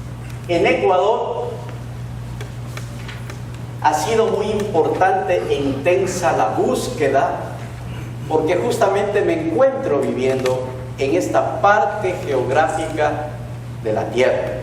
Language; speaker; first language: Spanish; native; Spanish